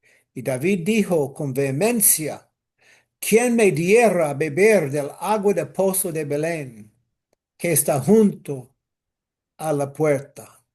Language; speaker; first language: Spanish; non-native, fluent; English